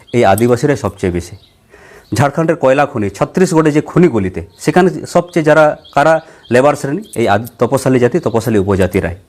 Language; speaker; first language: Bangla; non-native, local second language; Santali